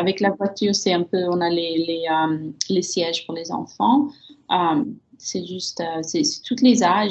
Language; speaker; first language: French; early bilingual, heritage; French